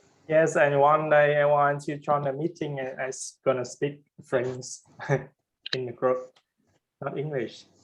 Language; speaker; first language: English; non-native, fluent; Vietnamese